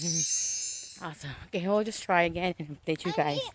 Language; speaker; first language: English; non-native, local second language; Filipino